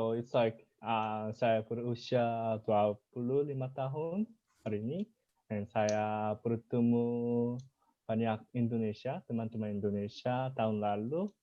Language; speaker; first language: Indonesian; non-native, learner; Korean